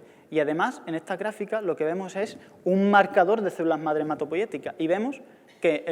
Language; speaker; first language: Spanish; native; Spanish